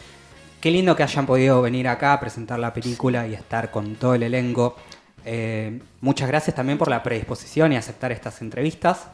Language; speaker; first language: Spanish; native; Spanish